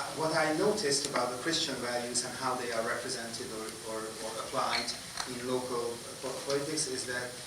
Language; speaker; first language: English; non-native, fluent; Hungarian